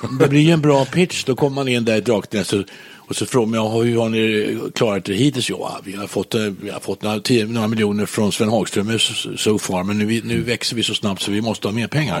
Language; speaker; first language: Swedish; native; Swedish